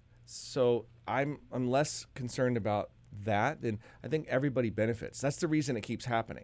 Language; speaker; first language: English; native; English